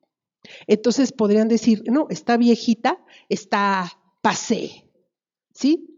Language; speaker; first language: Spanish; native; Spanish